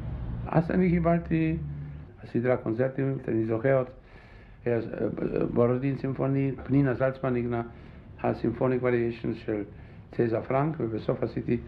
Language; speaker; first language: Hebrew; non-native, fluent; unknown